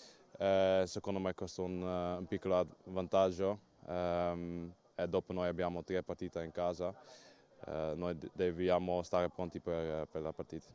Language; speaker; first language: Italian; non-native, learner; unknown